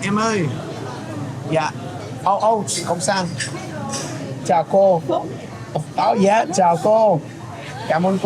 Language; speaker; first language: Vietnamese; non-native, learner; English